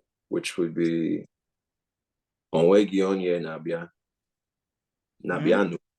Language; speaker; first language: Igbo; non-native, learner; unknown